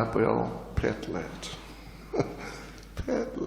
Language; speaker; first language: Russian; non-native, learner; English